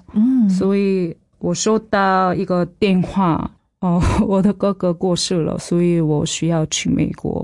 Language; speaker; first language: Chinese; non-native, fluent; Korean